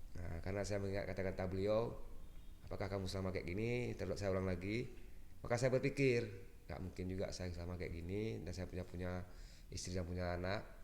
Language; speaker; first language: Indonesian; non-native, local second language; Achinese